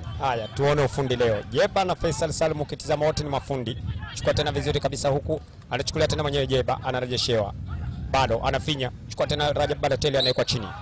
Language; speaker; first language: Swahili; native; Swahili